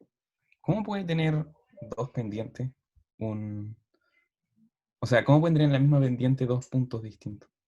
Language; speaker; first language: Spanish; native; Spanish